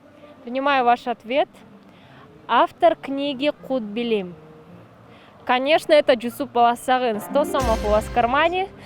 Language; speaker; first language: Russian; native; Russian